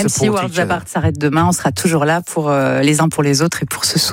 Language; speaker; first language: French; native; French